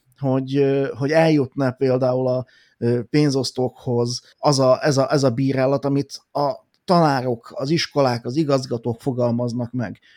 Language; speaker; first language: Hungarian; native; Hungarian